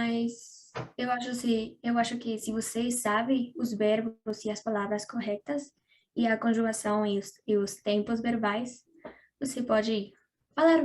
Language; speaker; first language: Portuguese; non-native, learner; Spanish